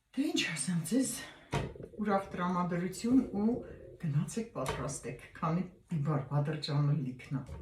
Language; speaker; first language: Armenian; native; Armenian